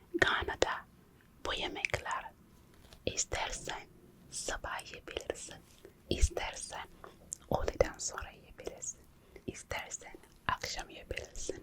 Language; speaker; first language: Turkish; non-native, local second language; English